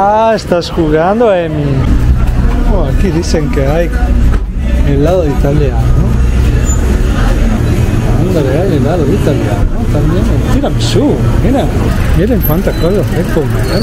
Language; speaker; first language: Spanish; non-native, learner; Italian